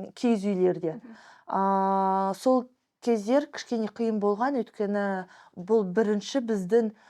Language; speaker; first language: Kazakh; non-native, local second language; Russian